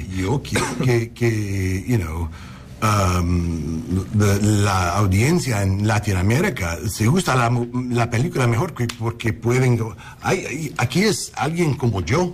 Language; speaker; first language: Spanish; non-native, learner; English